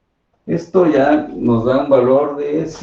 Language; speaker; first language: Spanish; native; Spanish